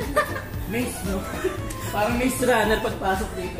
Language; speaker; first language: Filipino; native; Filipino